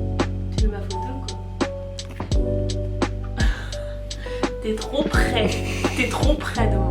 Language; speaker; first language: French; native; French